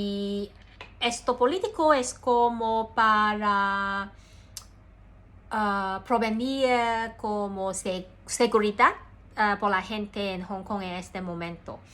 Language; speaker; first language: Spanish; non-native, learner; Cantonese